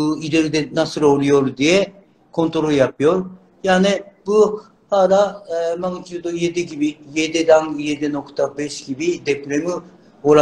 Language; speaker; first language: Turkish; non-native, learner; Japanese